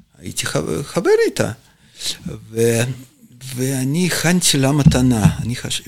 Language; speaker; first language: Hebrew; non-native, fluent; Russian